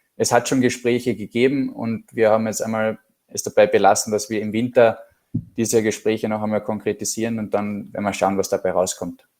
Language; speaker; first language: German; native; German